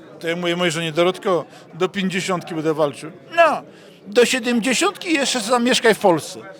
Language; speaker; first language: Polish; native; Polish